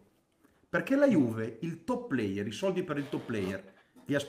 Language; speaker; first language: Italian; native; Italian